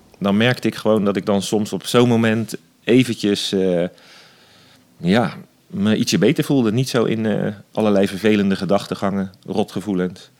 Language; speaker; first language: Dutch; native; Dutch